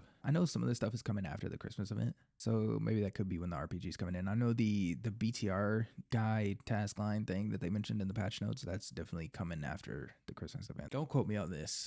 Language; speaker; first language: English; native; English